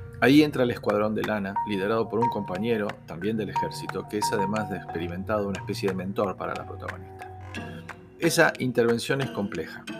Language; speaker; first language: Spanish; native; Spanish